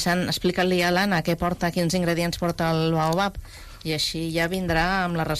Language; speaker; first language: Catalan; native; Catalan